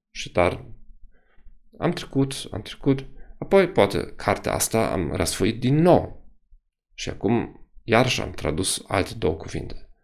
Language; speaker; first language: Romanian; non-native, fluent; German